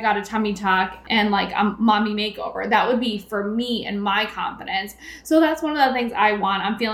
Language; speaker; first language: English; native; English